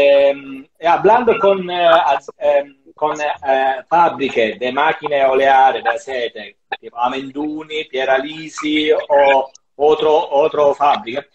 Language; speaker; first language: Spanish; non-native, learner; Italian